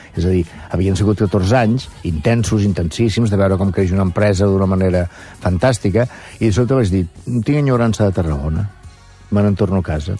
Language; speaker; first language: Catalan; native; Catalan